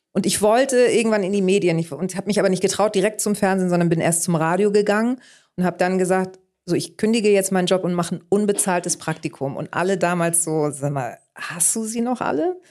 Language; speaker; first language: German; early bilingual, other home language; Greek